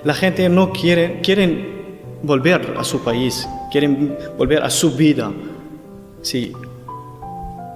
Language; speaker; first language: Spanish; non-native, learner; Kurdish